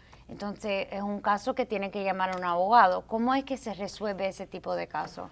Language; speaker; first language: Spanish; early bilingual, heritage; Spanish